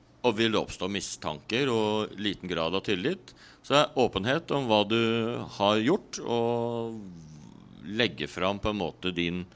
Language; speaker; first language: Norwegian; native; Norwegian